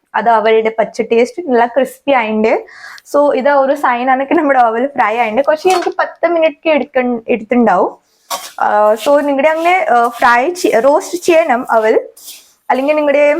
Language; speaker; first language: Malayalam; non-native, learner; Kannada